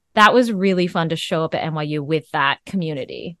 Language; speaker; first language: English; native; English